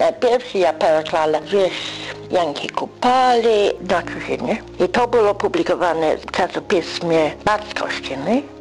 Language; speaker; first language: Polish; non-native, learner; English